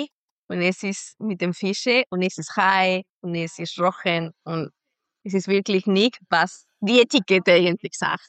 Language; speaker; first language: German; non-native, fluent; Spanish